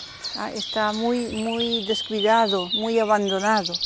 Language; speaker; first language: Spanish; native; Spanish